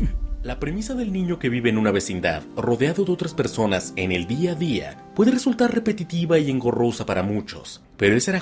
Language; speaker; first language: Spanish; native; Spanish